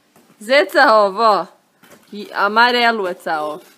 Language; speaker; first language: Hebrew; non-native, fluent; Portuguese